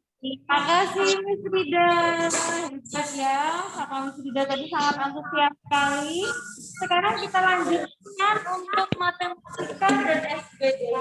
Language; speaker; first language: Indonesian; native; Indonesian